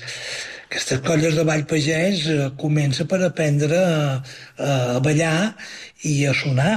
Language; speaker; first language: Catalan; native; Catalan